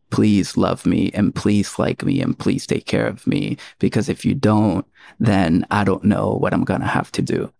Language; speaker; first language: English; early bilingual, other home language; Spanish